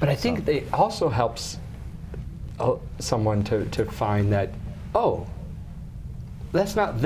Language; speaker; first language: English; native; English